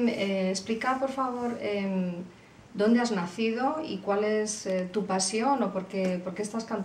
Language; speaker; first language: Spanish; native; Spanish